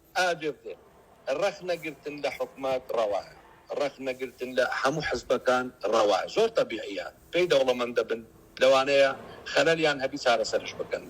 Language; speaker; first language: Central Kurdish; native; Central Kurdish